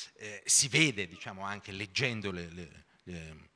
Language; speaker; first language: Italian; native; Italian